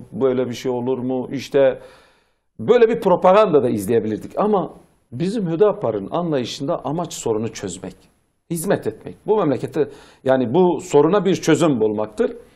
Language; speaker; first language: Turkish; non-native, local second language; Zaza